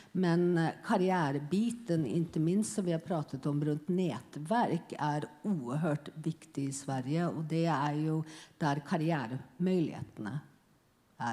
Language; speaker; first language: Swedish; non-native, fluent; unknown